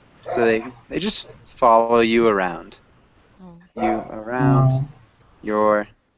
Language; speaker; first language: English; non-native, fluent; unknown